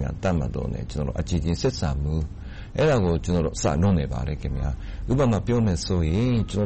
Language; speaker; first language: Burmese; non-native, fluent; Japanese